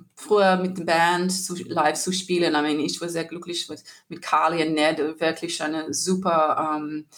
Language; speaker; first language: German; non-native, learner; English